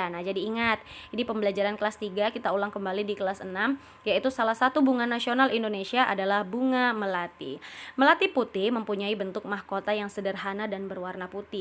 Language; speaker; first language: Indonesian; native; Indonesian